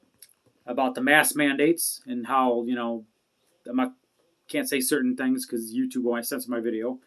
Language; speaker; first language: English; native; English